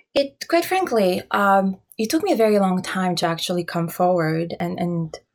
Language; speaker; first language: English; early bilingual, other home language; Albanian